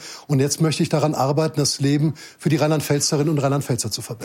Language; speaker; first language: German; native; German